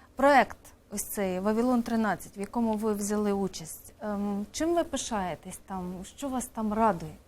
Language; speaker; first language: Ukrainian; native; Ukrainian